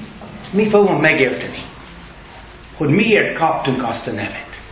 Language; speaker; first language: Hungarian; non-native, learner; English